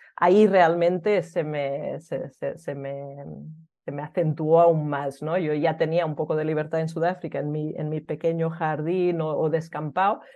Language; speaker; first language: Spanish; early bilingual, other home language; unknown